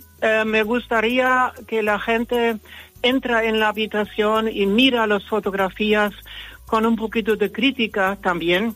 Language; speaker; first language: Spanish; non-native, fluent; German